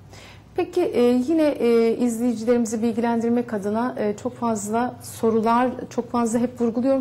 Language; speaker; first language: Turkish; native; Turkish